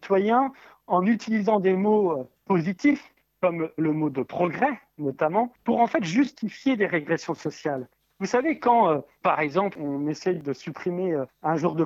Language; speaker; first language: French; native; French